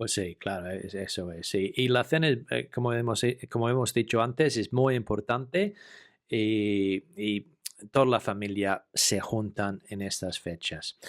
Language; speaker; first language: Spanish; non-native, fluent; English